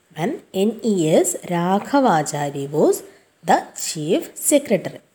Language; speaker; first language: English; non-native, local second language; Malayalam